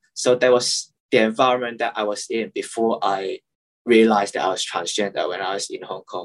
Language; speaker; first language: English; non-native, local second language; Cantonese